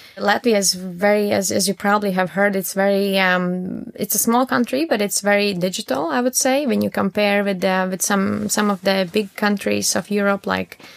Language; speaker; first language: English; non-native, fluent; Latvian